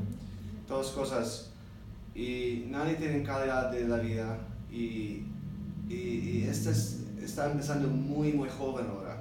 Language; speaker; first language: Spanish; non-native, learner; English